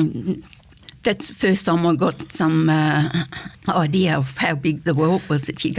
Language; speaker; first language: English; non-native, fluent; German